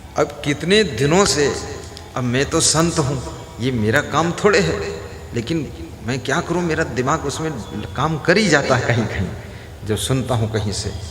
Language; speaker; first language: Hindi; native; Hindi